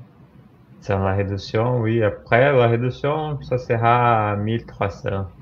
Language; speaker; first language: French; non-native, fluent; Portuguese